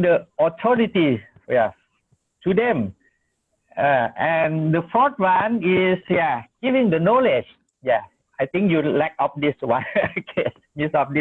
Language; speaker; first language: English; non-native, learner; Thai